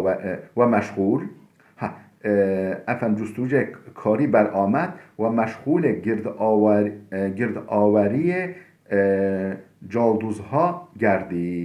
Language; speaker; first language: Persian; non-native, fluent; Turkish